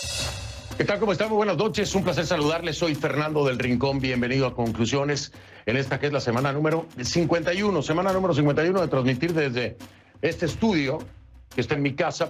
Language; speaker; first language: Spanish; native; Spanish